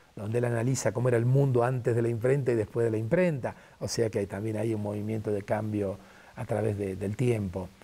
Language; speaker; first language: Spanish; native; Spanish